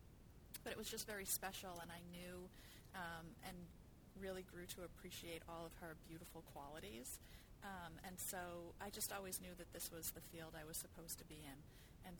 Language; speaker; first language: English; native; English